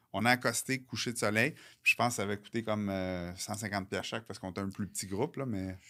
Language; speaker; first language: French; native; French